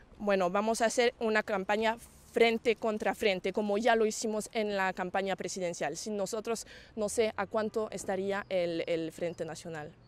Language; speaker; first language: Spanish; non-native, fluent; French